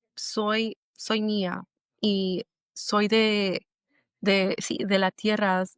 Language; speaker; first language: Spanish; early bilingual, other home language; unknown